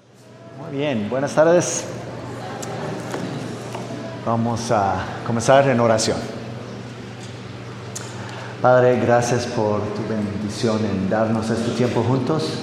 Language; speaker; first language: Spanish; non-native, fluent; English